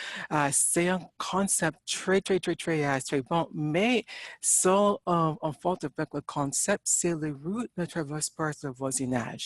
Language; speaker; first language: French; non-native, learner; English